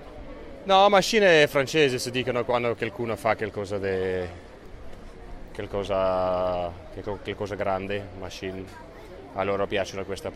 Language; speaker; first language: Italian; non-native, fluent; Lithuanian